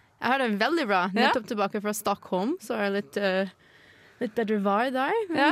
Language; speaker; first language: Norwegian; non-native, fluent; English